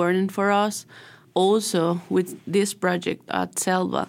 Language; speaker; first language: English; non-native, learner; Spanish